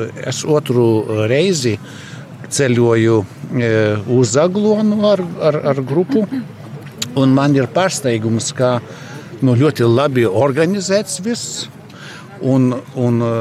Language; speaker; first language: Latvian; non-native, learner; Lithuanian